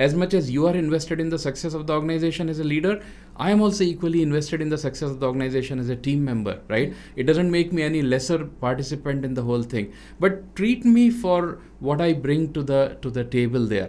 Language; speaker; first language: English; non-native, local second language; Hindi